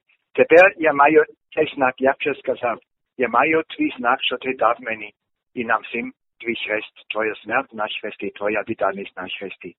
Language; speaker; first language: Ukrainian; non-native, learner; German